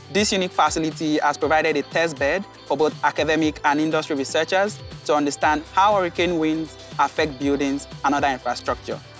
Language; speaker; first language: English; non-native, local second language; Yoruba